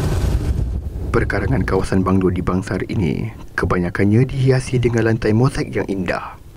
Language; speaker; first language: Malay; native; Malay